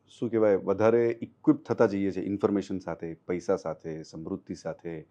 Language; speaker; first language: Gujarati; non-native, local second language; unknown